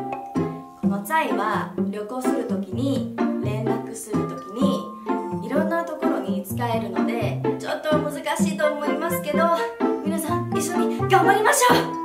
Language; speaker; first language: Japanese; non-native, fluent; Chinese